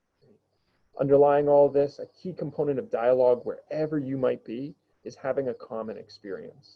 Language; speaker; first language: English; native; English